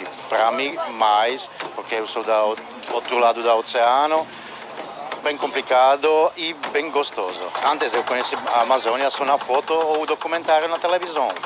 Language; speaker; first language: Portuguese; non-native, fluent; Czech